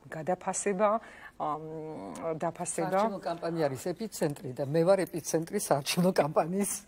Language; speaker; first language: Georgian; early bilingual, heritage; Georgian